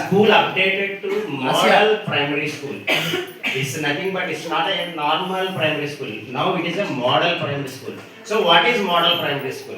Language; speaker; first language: English; non-native, local second language; Telugu